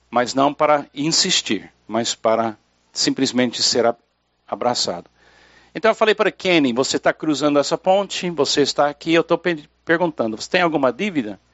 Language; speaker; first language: Portuguese; non-native, fluent; English